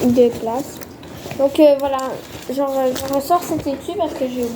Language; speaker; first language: French; native; French